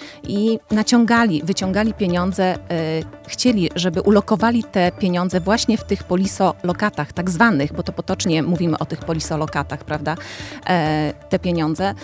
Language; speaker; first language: Polish; native; Polish